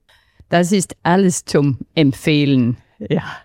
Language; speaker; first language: German; non-native, fluent; Danish